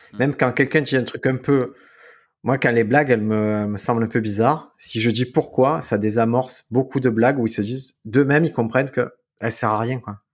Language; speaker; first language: French; native; French